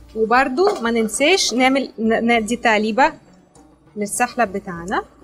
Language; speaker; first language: Arabic; non-native, fluent; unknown